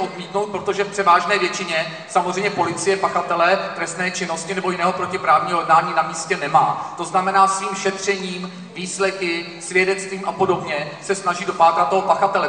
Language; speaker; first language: Czech; native; Czech